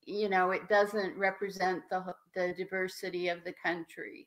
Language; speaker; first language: English; native; English